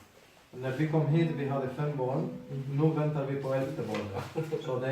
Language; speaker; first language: Swedish; non-native, fluent; Spanish